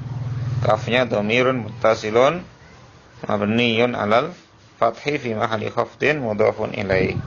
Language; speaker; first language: Arabic; non-native, fluent; Indonesian